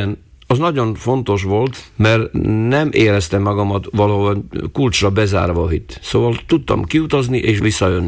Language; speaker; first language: Hungarian; non-native, local second language; Slovak